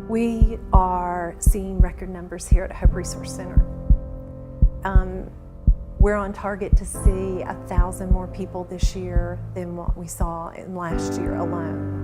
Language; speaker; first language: English; native; English